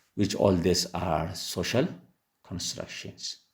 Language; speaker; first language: English; non-native, local second language; Amharic